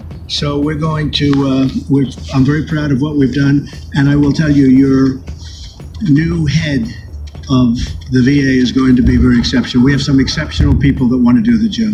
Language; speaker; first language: English; native; English